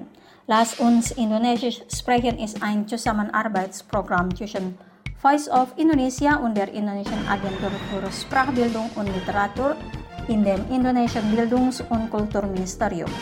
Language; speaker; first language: German; non-native, fluent; Indonesian